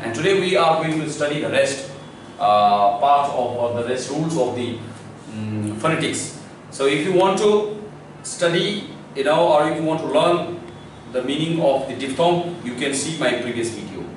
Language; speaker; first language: English; non-native, local second language; Hindi